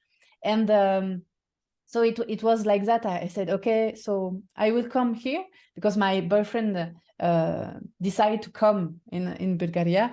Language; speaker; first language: English; non-native, fluent; French